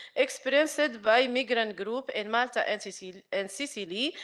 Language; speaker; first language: English; non-native, learner; Arabic